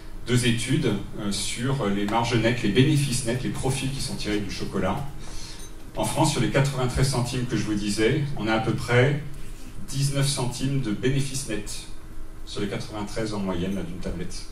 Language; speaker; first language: French; native; French